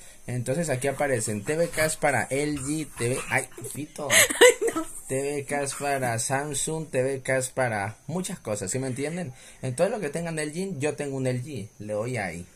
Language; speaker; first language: Spanish; native; Spanish